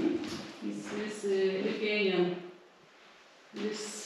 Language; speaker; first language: English; non-native, learner; Lithuanian